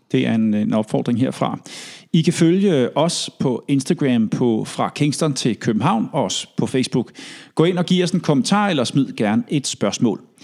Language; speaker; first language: Danish; native; Danish